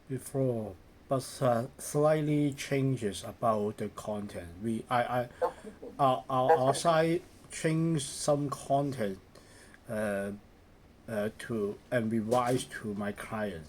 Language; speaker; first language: English; non-native, learner; Cantonese